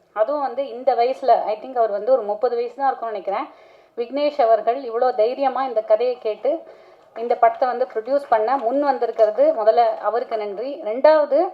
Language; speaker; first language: Tamil; native; Tamil